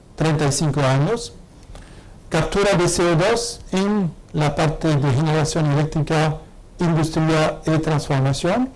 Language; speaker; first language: Spanish; non-native, fluent; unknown